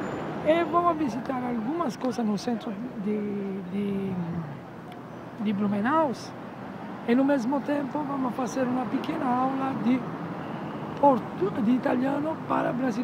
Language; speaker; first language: Portuguese; non-native, fluent; Italian